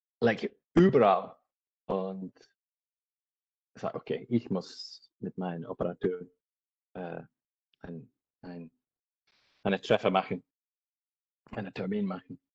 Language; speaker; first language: German; non-native, learner; English